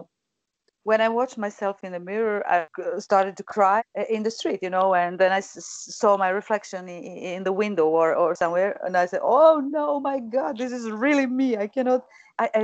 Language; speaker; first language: English; non-native, fluent; Croatian